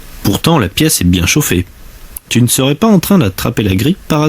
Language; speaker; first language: French; native; French